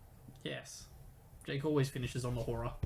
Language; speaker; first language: English; native; English